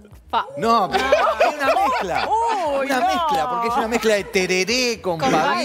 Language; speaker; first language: Spanish; native; Spanish